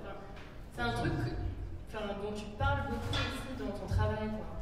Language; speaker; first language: French; native; French